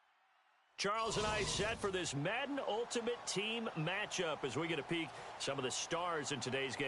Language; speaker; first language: English; native; English